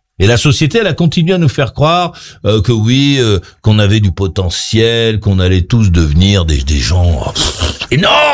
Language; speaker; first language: French; native; French